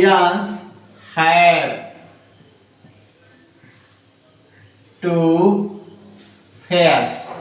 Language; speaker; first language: English; non-native, local second language; Hindi